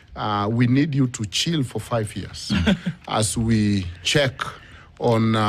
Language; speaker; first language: English; non-native, local second language; Luo (Kenya and Tanzania)